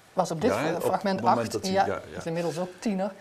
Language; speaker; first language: Dutch; native; Dutch